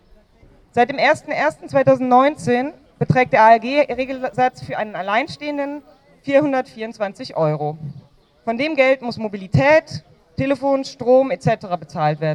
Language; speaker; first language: German; native; German